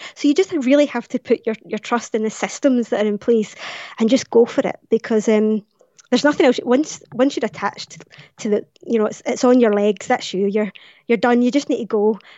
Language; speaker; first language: English; native; English